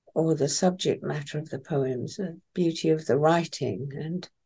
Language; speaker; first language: English; non-native, local second language; Persian